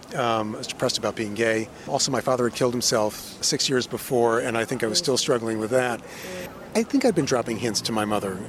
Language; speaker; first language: English; native; English